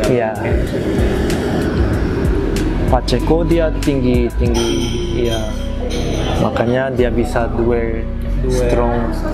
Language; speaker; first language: Indonesian; non-native, learner; Korean